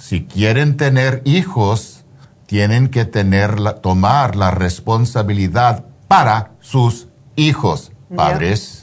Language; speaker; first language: Spanish; early bilingual, heritage; Spanish